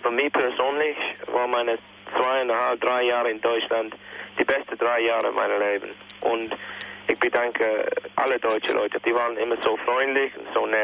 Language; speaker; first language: German; non-native, fluent; English